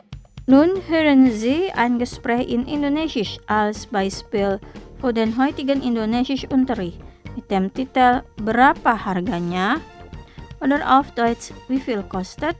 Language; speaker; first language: German; non-native, fluent; Indonesian